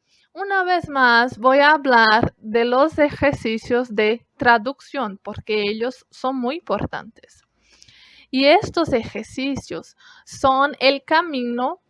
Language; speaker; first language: Spanish; non-native, fluent; Portuguese